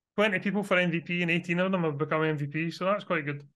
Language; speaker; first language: English; native; English